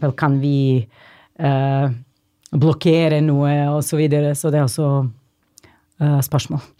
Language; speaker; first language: Norwegian; non-native, fluent; Serbian